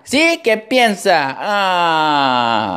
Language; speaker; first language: Spanish; non-native, learner; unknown